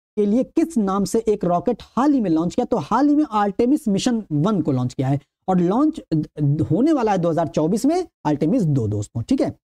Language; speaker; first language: Hindi; native; Hindi